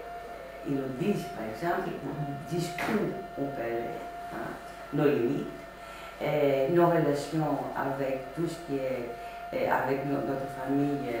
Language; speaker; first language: French; non-native, fluent; Greek